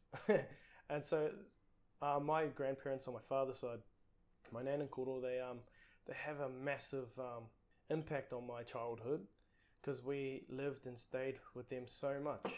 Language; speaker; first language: English; non-native, local second language; Māori